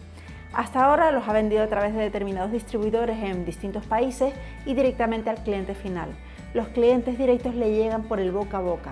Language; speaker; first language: Spanish; native; Spanish